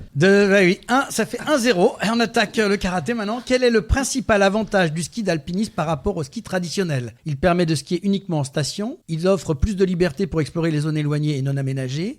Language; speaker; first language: French; native; French